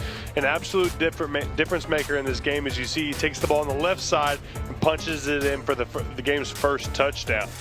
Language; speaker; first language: English; native; English